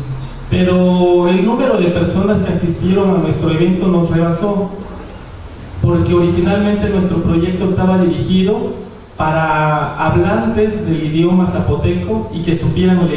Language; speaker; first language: Spanish; non-native, local second language; Zapotec